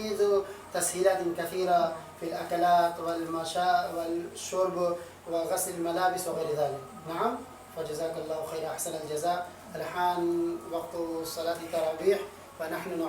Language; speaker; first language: Arabic; non-native, fluent; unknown